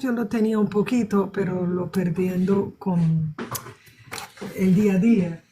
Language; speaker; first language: Spanish; early bilingual, other home language; Portuguese